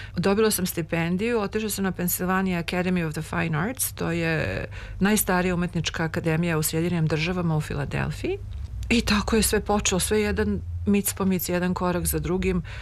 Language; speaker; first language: Serbian; native; Serbian